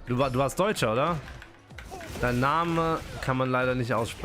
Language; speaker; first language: German; early bilingual, heritage; German